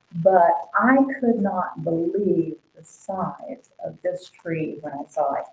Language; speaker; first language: English; native; English